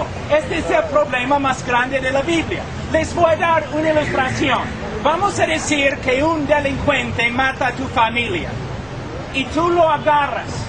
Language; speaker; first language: Spanish; non-native, fluent; English